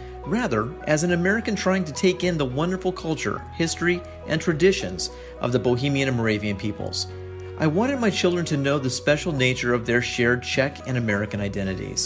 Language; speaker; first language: English; native; English